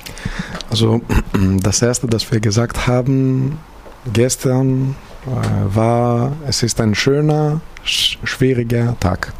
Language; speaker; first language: German; non-native, fluent; Greek